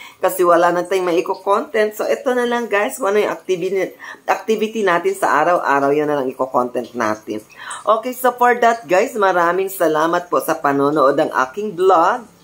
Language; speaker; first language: Filipino; non-native, local second language; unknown